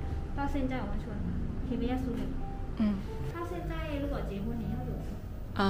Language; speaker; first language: Chinese; non-native, learner; Thai